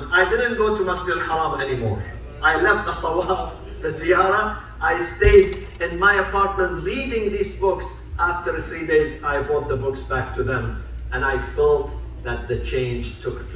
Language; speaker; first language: English; non-native, fluent; Arabic